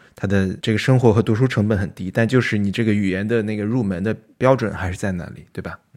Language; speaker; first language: Chinese; native; Chinese